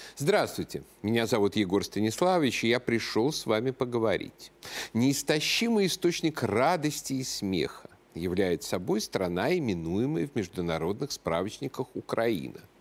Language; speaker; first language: Russian; native; Russian